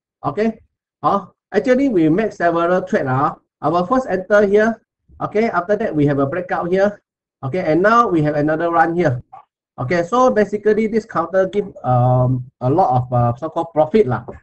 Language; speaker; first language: English; non-native, local second language; Chinese